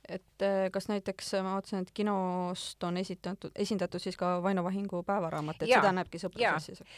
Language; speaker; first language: Estonian; native; Estonian